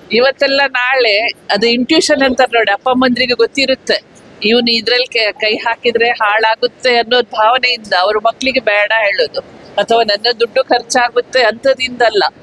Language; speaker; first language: Kannada; non-native, local second language; Konkani